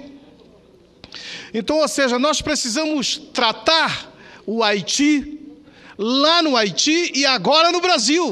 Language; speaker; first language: Portuguese; native; Portuguese